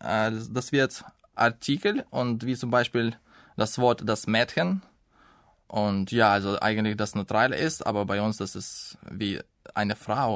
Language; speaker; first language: German; non-native, fluent; Russian